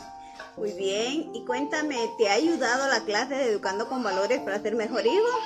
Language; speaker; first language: Spanish; native; Spanish